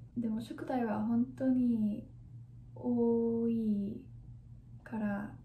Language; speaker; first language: Japanese; non-native, learner; English